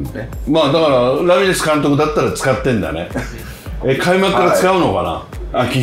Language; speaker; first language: Japanese; native; Japanese